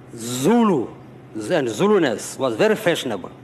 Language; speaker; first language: English; non-native, local second language; Xhosa